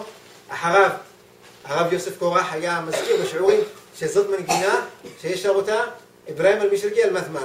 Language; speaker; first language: Hebrew; native; Hebrew